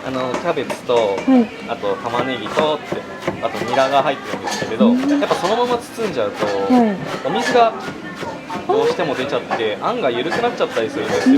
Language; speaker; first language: Japanese; native; Japanese